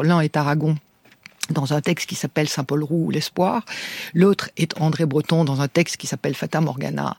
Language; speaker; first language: French; native; French